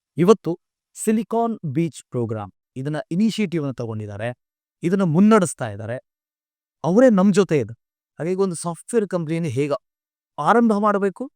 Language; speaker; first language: Kannada; native; Kannada